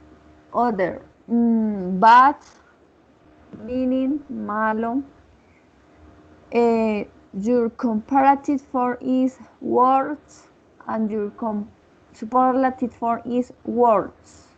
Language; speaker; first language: English; non-native, learner; Spanish